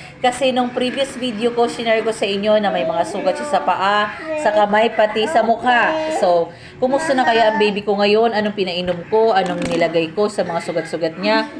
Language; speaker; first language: Filipino; non-native, local second language; Cebuano